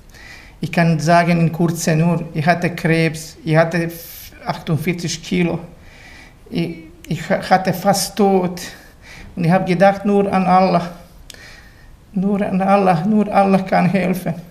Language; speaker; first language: German; non-native, learner; Bosnian